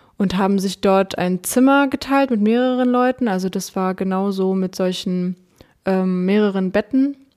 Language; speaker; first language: German; early bilingual, other home language; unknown